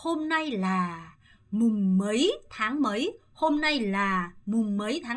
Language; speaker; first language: Vietnamese; non-native, fluent; Korean